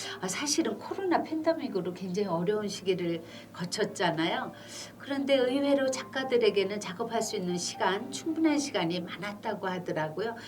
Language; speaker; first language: Korean; native; Korean